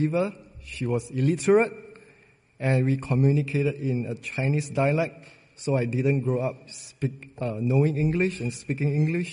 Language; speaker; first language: English; non-native, local second language; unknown